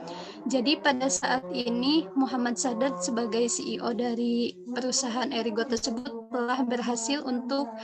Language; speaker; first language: Indonesian; native; Indonesian